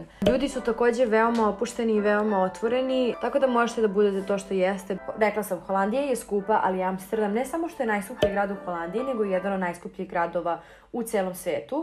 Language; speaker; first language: Serbian; native; Serbian